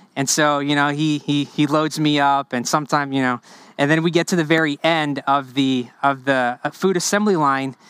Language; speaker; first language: English; early bilingual, other home language; Spanish